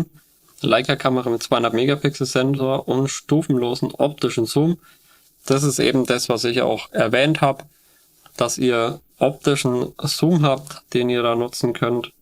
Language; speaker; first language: German; native; German